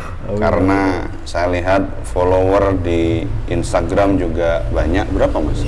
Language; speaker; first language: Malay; non-native, local second language; Javanese